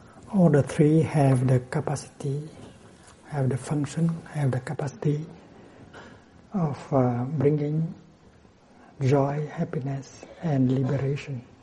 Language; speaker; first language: English; non-native, fluent; Vietnamese